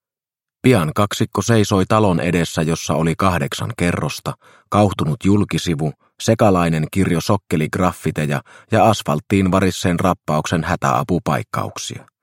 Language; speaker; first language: Finnish; native; Finnish